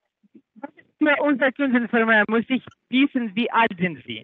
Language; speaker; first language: German; non-native, learner; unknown